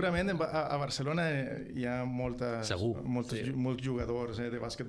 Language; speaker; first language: Catalan; non-native, fluent; Spanish